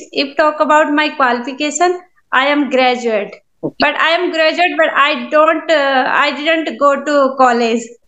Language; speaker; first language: English; non-native, learner; Hindi